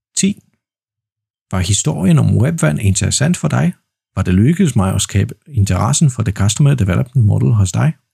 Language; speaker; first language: Danish; non-native, fluent; Polish